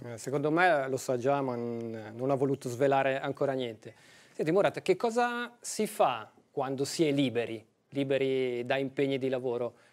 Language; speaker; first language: Italian; native; Italian